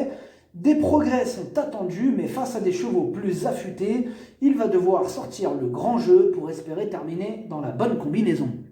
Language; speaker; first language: French; native; French